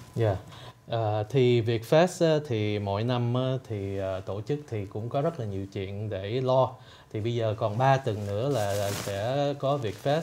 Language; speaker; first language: Vietnamese; early bilingual, heritage; Vietnamese